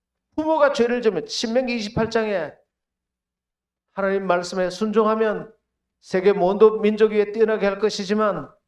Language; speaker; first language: Korean; native; Korean